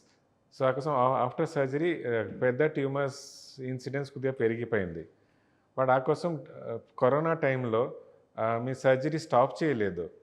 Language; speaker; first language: Telugu; non-native, learner; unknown